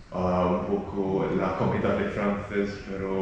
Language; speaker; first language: Spanish; non-native, learner; English